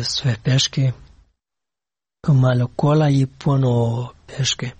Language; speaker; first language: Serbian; non-native, learner; Pashto